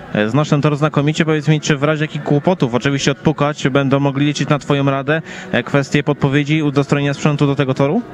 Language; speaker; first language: Polish; native; Polish